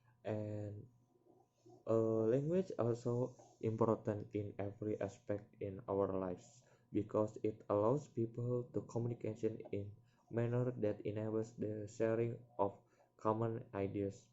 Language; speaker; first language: English; non-native, learner; Indonesian